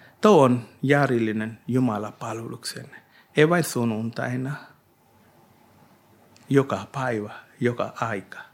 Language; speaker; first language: Finnish; non-native, learner; Hindi